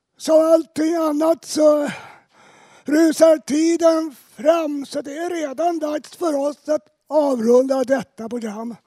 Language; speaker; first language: Swedish; native; Swedish